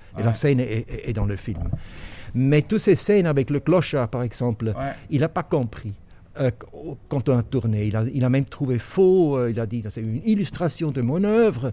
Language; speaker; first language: French; non-native, local second language; German